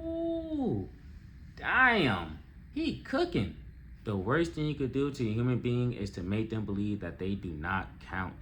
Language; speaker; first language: English; native; English